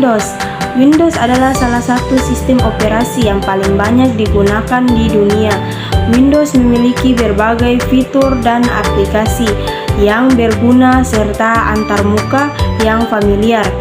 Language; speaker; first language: Indonesian; native; Indonesian